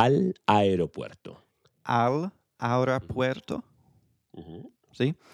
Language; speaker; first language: Spanish; non-native, learner; English